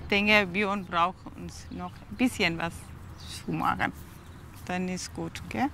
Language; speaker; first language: German; non-native, learner; Tamil